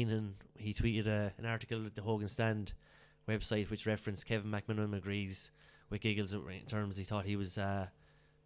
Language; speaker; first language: English; native; English